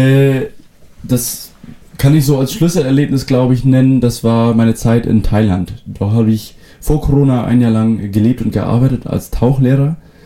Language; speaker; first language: German; non-native, local second language; Western Frisian